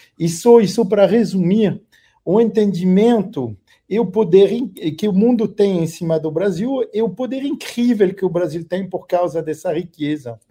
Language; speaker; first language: Portuguese; non-native, fluent; French